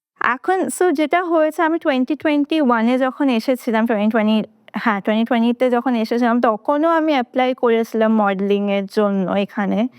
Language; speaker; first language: Bangla; native; Bangla